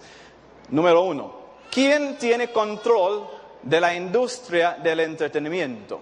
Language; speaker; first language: Spanish; non-native, fluent; English